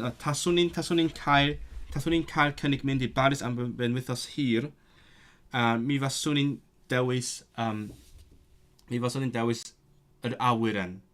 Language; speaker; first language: Welsh; non-native, learner; Cantonese